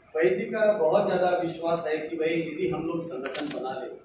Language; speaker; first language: Hindi; non-native, local second language; Marathi